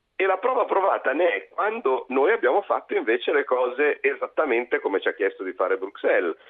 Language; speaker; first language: Italian; native; Italian